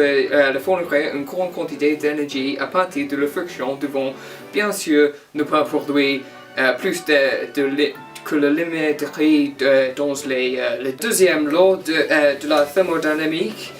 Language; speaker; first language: French; non-native, learner; English